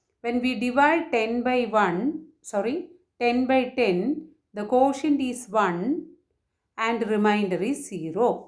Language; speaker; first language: English; non-native, local second language; Malayalam